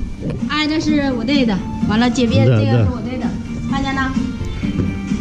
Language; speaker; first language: Russian; non-native, learner; Chinese